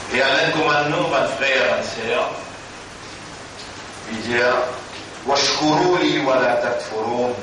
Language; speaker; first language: French; non-native, local second language; Morisyen